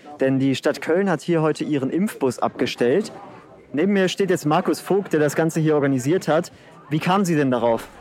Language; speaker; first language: German; native; German